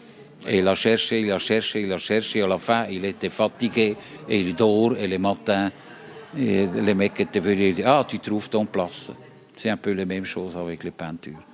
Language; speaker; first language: French; non-native, fluent; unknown